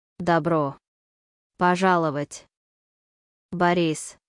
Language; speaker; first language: Russian; non-native, learner; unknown